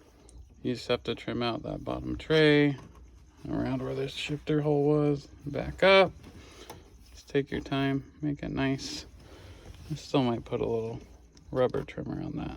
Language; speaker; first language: English; native; English